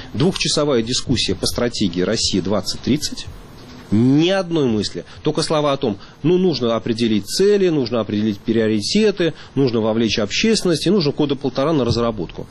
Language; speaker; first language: Russian; native; Russian